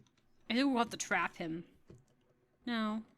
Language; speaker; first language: English; native; English